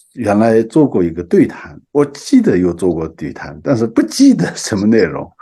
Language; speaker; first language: Chinese; non-native, local second language; Tibetan